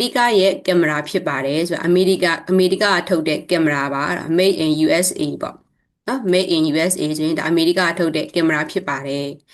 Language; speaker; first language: Burmese; native; Burmese